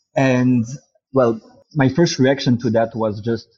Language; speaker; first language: English; non-native, fluent; Dutch